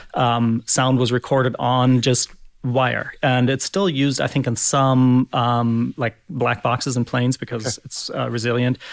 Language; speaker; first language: English; non-native, fluent; German